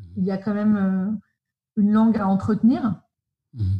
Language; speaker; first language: French; native; French